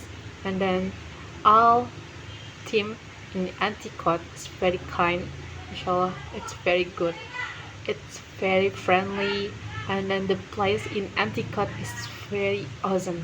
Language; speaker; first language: English; non-native, learner; Indonesian